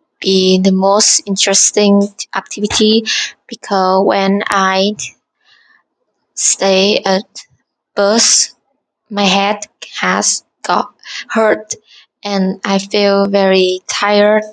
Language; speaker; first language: English; non-native, learner; Vietnamese